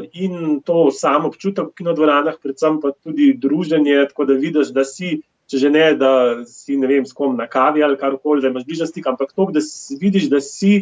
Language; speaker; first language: Slovenian; native; Slovenian